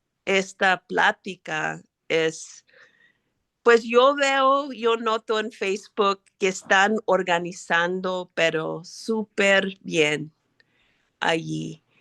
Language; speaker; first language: Spanish; early bilingual, heritage; English